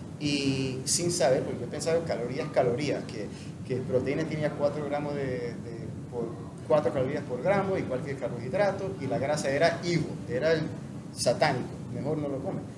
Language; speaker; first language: Spanish; non-native, fluent; English